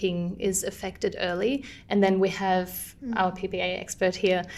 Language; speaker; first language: English; non-native, fluent; German